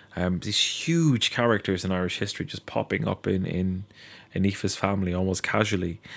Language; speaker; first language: English; native; English